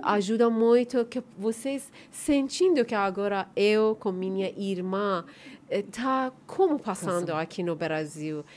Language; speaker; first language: Portuguese; non-native, learner; Persian